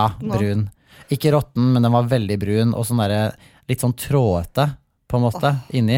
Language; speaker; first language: Norwegian; native; Norwegian